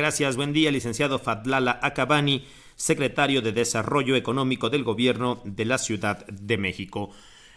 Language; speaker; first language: Spanish; native; Spanish